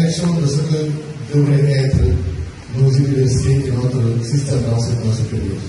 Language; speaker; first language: French; non-native, local second language; Wolof